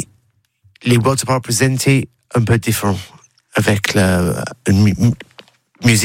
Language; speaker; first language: French; non-native, learner; English